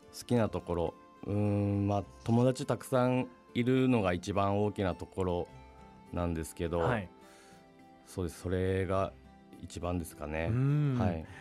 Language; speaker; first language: Japanese; native; Japanese